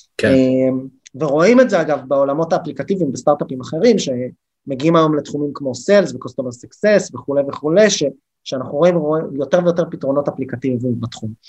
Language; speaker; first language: Hebrew; native; Hebrew